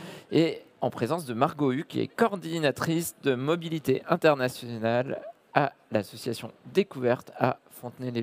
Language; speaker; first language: French; native; French